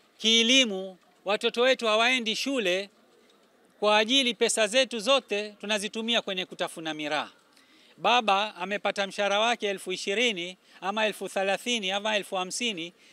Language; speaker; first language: Swahili; native; Swahili